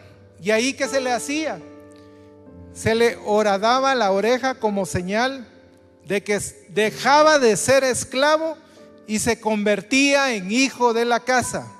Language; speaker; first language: Spanish; native; Spanish